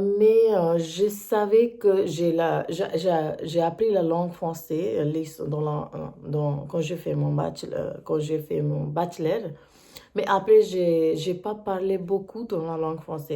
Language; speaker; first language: French; non-native, learner; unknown